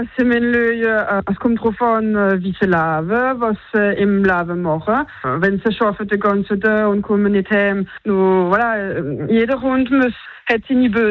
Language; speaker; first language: German; non-native, local second language; French